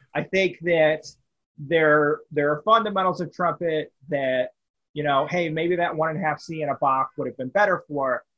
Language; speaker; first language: English; native; English